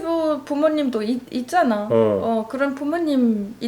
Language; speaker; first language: Korean; non-native, learner; Arabic